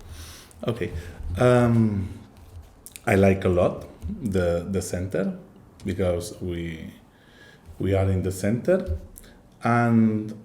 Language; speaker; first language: English; non-native, learner; Catalan